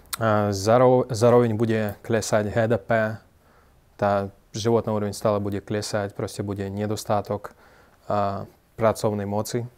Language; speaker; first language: Slovak; non-native, fluent; Russian